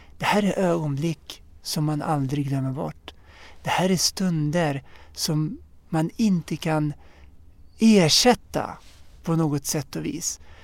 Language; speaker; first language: Swedish; early bilingual, other home language; Arabic